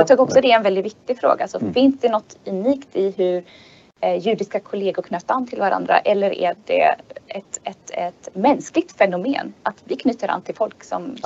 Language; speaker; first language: Swedish; native; Swedish